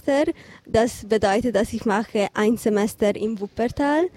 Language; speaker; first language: German; non-native, fluent; Hungarian